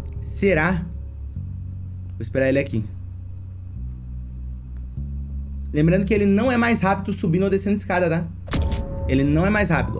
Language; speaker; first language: Portuguese; native; Portuguese